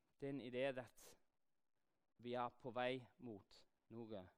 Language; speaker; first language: Norwegian; non-native, fluent; English